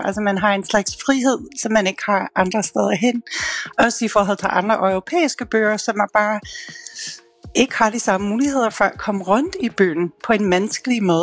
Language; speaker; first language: Danish; non-native, fluent; English